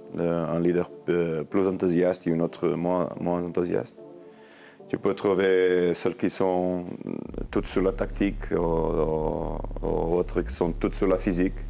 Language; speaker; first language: French; non-native, learner; Portuguese